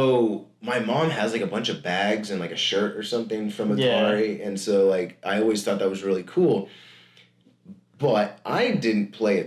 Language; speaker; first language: English; native; English